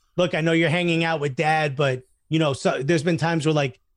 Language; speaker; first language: English; native; English